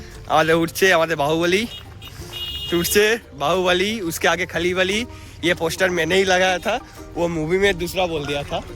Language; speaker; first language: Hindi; non-native, local second language; Bangla